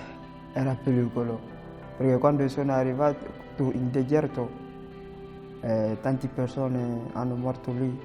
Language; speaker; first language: Italian; non-native, learner; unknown